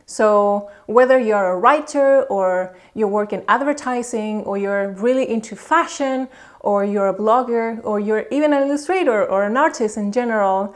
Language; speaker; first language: English; non-native, fluent; Spanish